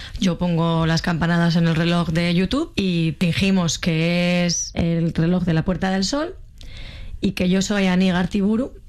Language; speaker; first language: Spanish; native; Spanish